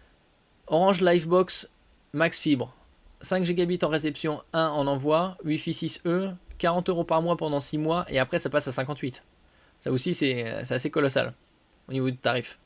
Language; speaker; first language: French; native; French